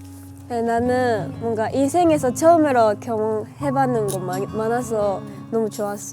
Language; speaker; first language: Korean; non-native, fluent; Japanese